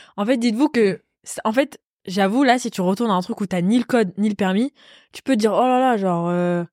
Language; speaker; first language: French; early bilingual, other home language; English